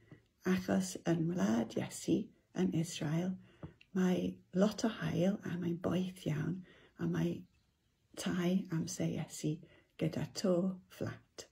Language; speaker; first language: Welsh; non-native, local second language; English